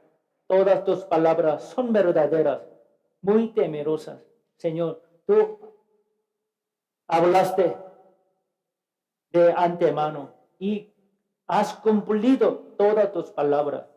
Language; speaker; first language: Spanish; non-native, fluent; Korean